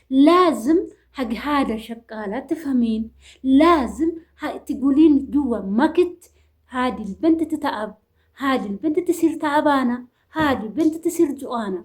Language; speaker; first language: Arabic; non-native, learner; Oromo